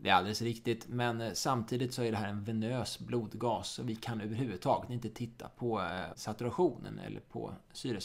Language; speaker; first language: Swedish; native; Swedish